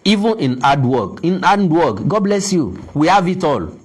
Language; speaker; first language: English; non-native, local second language; Yoruba